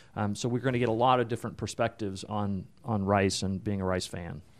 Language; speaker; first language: English; native; English